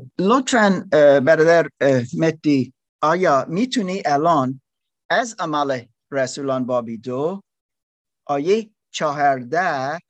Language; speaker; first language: Persian; non-native, learner; German